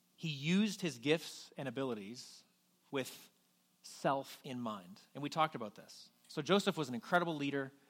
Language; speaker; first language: English; native; English